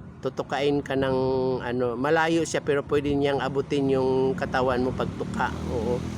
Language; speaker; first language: Filipino; non-native, local second language; Cebuano